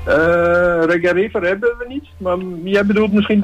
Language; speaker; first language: Dutch; native; Dutch